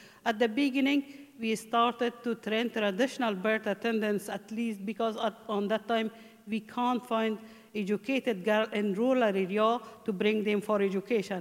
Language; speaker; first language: English; non-native, learner; Persian